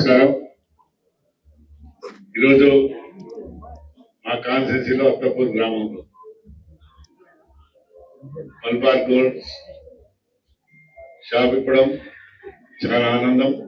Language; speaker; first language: Telugu; native; Telugu